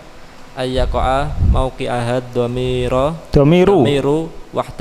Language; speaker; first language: Arabic; non-native, learner; Indonesian